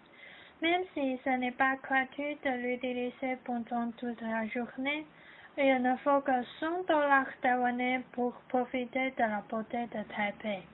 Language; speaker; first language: French; non-native, learner; Chinese